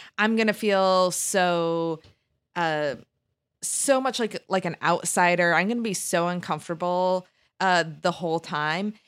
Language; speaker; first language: English; native; English